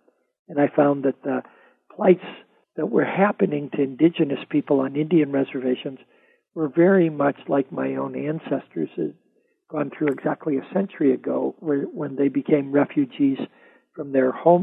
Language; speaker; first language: English; native; English